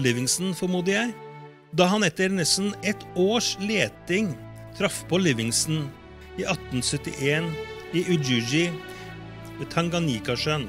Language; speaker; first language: Norwegian; native; Norwegian